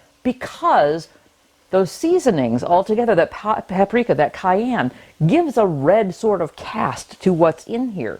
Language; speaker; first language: English; native; English